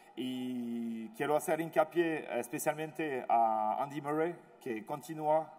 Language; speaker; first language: Spanish; non-native, fluent; French